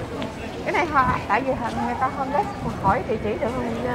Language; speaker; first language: Vietnamese; native; Vietnamese